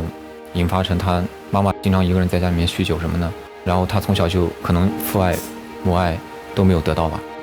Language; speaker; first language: Chinese; native; Chinese